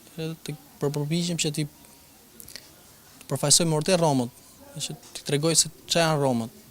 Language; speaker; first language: Albanian; non-native, local second language; Romany